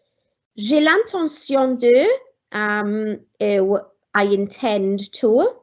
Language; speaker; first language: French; non-native, fluent; Welsh